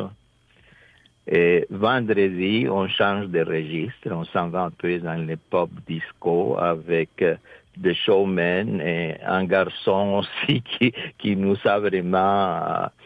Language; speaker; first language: French; non-native, fluent; Spanish